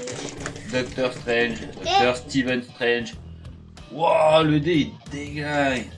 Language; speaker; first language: French; native; French